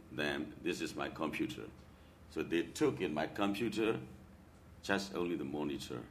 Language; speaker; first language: English; non-native, learner; Burmese